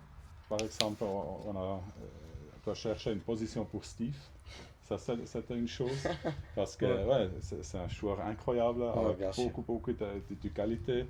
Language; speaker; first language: French; non-native, local second language; German